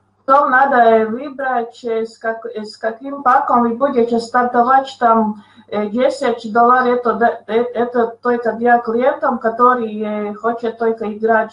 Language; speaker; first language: Russian; non-native, local second language; Latvian